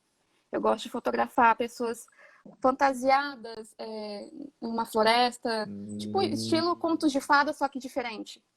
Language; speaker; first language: Portuguese; native; Portuguese